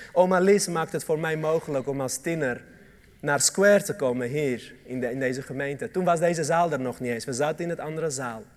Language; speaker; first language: Dutch; early bilingual, other home language; Armenian